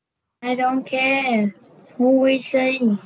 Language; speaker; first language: English; non-native, learner; Vietnamese